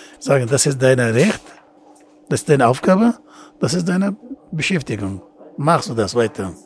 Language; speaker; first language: German; non-native, learner; Persian